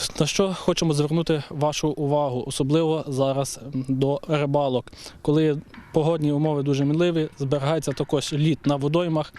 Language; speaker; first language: Ukrainian; native; Ukrainian